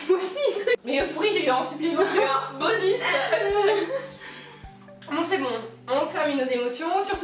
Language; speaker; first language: French; native; French